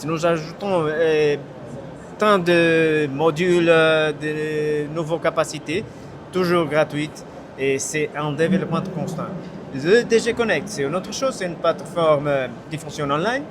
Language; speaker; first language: French; non-native, fluent; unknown